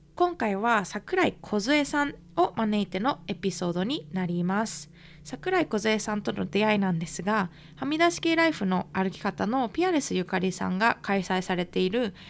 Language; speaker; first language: Japanese; native; Japanese